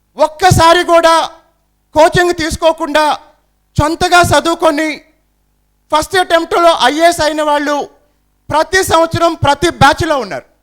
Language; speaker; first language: Telugu; native; Telugu